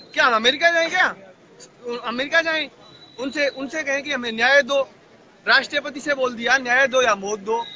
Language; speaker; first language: Hindi; native; Hindi